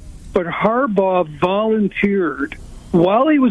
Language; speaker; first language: English; native; English